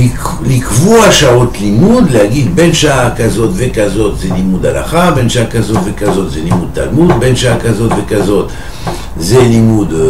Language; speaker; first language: Hebrew; non-native, fluent; French